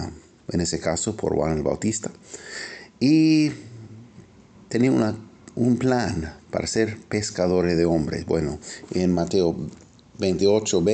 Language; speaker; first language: Spanish; non-native, fluent; English